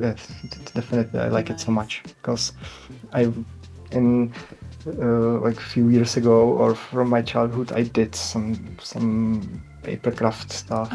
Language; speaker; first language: English; non-native, learner; Czech